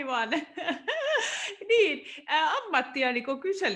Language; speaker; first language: Finnish; native; Finnish